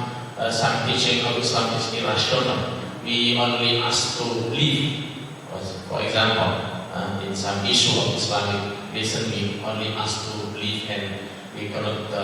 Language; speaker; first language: English; non-native, fluent; Indonesian